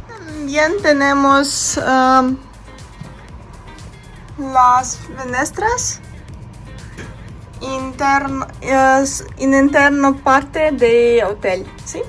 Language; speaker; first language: Spanish; non-native, learner; Russian